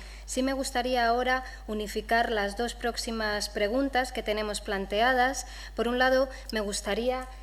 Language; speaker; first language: Spanish; native; Spanish